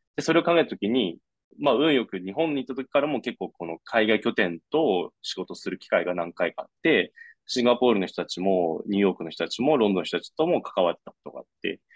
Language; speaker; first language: Japanese; non-native, fluent; Chinese